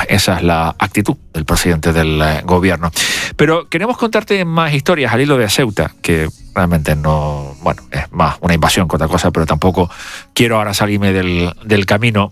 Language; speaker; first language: Spanish; native; Spanish